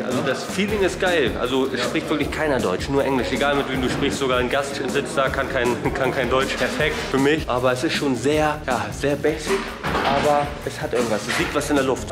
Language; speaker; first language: German; native; German